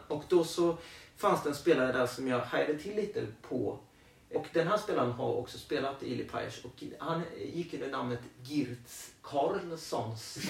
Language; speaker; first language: Swedish; native; Swedish